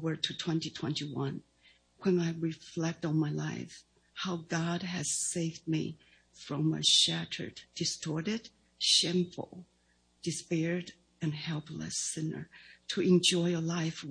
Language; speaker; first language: English; non-native, fluent; Chinese